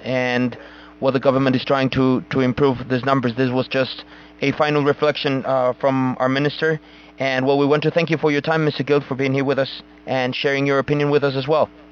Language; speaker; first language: English; non-native, fluent; Spanish